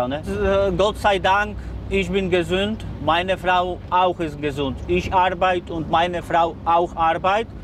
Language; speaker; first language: German; non-native, learner; Polish